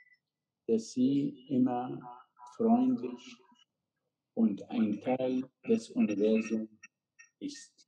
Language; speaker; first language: German; non-native, fluent; Arabic